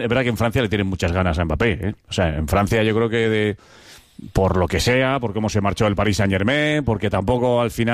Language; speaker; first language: Spanish; native; Spanish